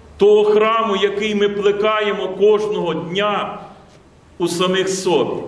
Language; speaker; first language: Ukrainian; native; Ukrainian